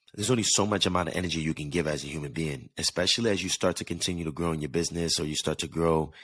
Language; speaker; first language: English; native; English